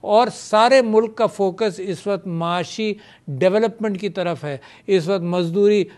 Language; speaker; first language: Urdu; native; Urdu